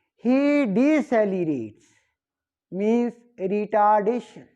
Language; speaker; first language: English; non-native, local second language; Punjabi